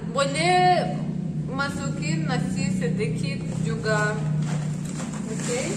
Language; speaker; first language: Indonesian; non-native, learner; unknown